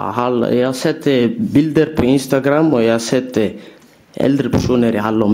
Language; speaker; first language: Swedish; early bilingual, other home language; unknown